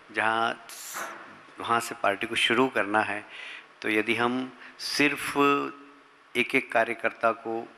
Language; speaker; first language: Hindi; native; Hindi